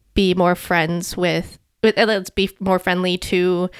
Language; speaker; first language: English; native; English